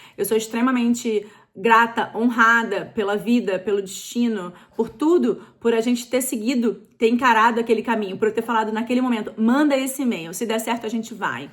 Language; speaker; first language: Portuguese; native; Portuguese